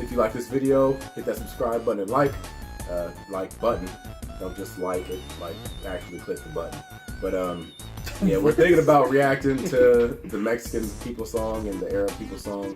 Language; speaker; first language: English; native; English